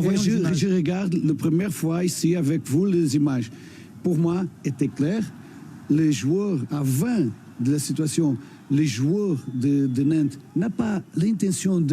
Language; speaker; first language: French; non-native, learner; Portuguese